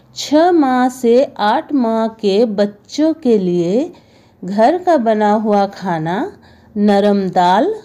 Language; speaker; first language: Hindi; non-native, local second language; Bangla